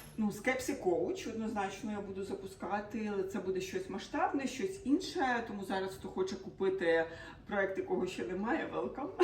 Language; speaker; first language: Ukrainian; non-native, local second language; Russian